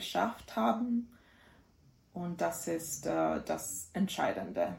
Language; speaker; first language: German; non-native, fluent; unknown